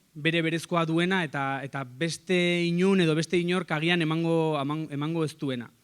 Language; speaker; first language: Basque; native; Basque